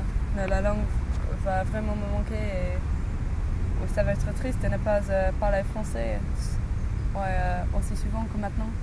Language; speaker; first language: French; non-native, learner; English